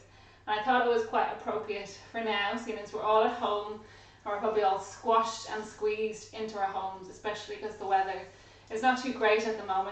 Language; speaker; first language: English; native; English